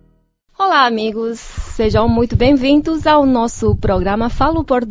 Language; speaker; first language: Portuguese; non-native, fluent; Chinese